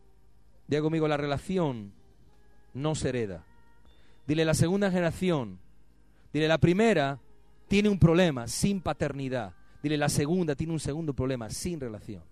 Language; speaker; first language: Spanish; native; Spanish